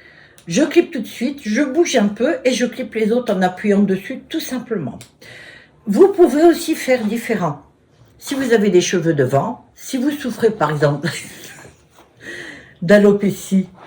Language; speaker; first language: French; native; French